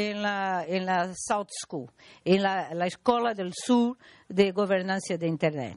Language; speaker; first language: Spanish; non-native, learner; Portuguese